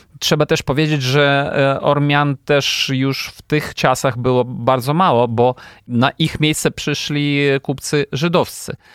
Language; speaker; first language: Polish; non-native, fluent; Ukrainian